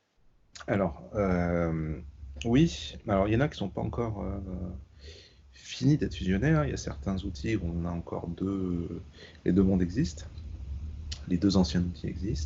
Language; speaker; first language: French; native; French